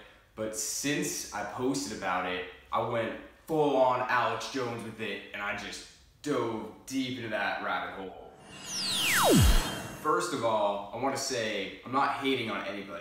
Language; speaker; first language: English; native; English